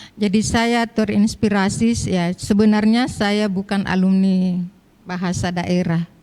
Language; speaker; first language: Indonesian; non-native, local second language; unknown